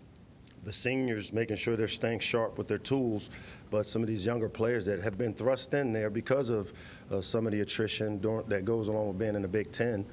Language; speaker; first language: English; native; English